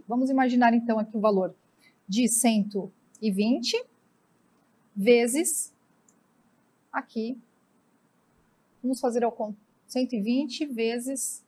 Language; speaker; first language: Portuguese; native; Portuguese